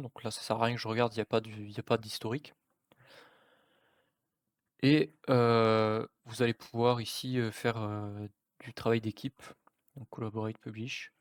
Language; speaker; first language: French; native; French